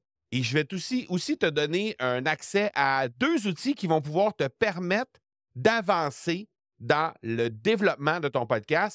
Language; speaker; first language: French; native; French